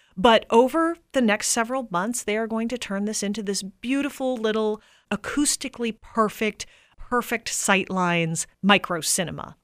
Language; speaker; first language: English; native; English